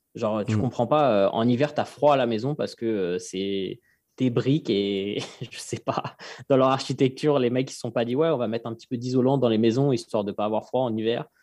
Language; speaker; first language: French; native; French